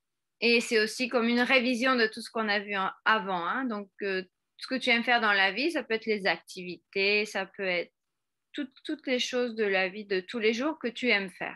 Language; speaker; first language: French; non-native, fluent; Spanish